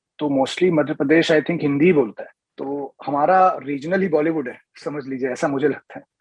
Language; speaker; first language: Hindi; native; Hindi